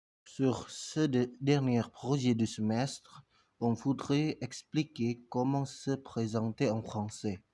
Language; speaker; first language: French; non-native, learner; Indonesian